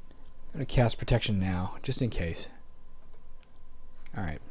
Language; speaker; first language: English; native; English